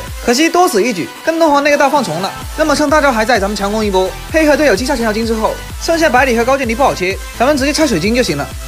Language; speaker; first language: Chinese; native; Chinese